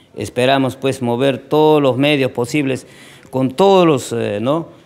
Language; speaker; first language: Spanish; native; Spanish